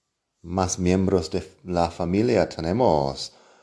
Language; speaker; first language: Spanish; non-native, fluent; English